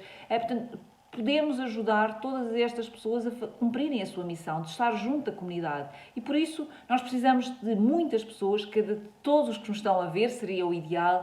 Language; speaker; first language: Portuguese; native; Portuguese